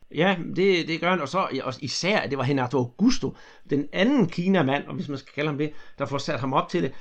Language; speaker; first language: Danish; native; Danish